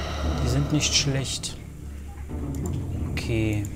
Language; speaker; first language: German; native; German